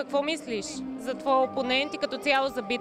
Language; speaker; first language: Bulgarian; native; Bulgarian